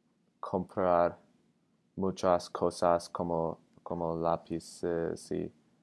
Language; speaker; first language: Spanish; non-native, learner; English